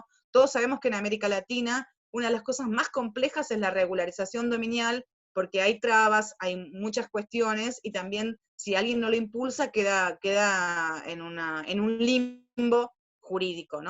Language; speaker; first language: Spanish; native; Spanish